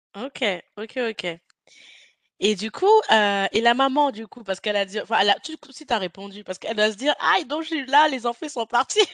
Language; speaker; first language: French; native; French